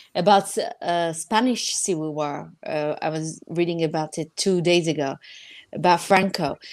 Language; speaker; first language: English; non-native, fluent; Persian